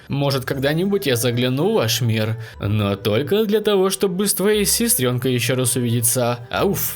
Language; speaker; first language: Russian; native; Russian